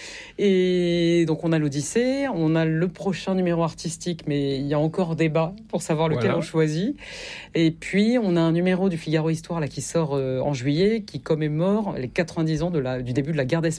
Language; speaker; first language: French; native; French